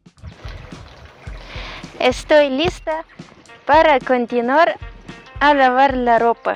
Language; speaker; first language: Spanish; non-native, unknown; Russian